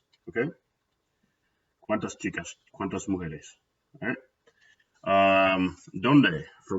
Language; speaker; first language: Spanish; non-native, fluent; English